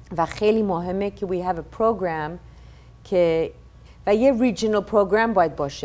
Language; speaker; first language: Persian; early bilingual, heritage; Persian